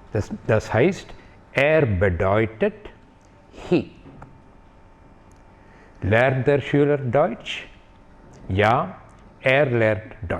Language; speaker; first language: German; non-native, fluent; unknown